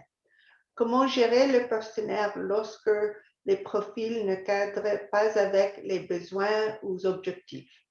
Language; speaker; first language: French; non-native, fluent; English